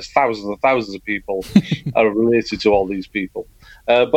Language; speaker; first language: English; native; English